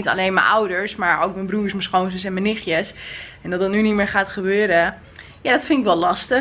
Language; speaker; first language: Dutch; native; Dutch